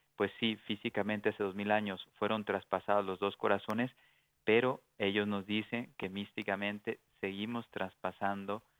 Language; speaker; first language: Spanish; native; Spanish